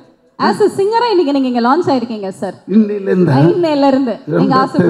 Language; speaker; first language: Tamil; native; Tamil